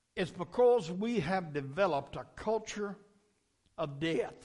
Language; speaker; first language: English; native; English